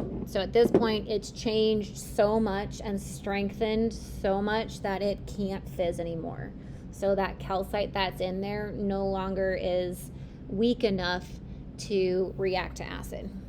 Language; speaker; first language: English; native; English